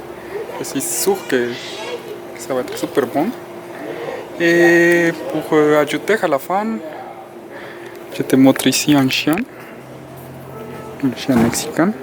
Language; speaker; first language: French; non-native, fluent; Spanish